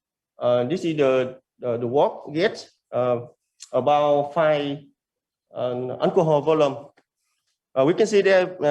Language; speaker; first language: English; non-native, learner; Vietnamese